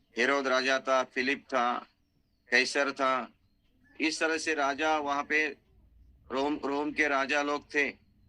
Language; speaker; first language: Hindi; non-native, local second language; Marathi